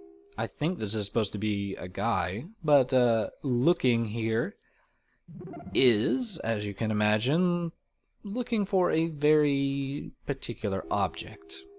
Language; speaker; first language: English; native; English